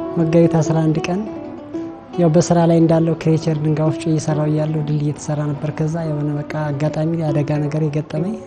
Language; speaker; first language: Amharic; native; Amharic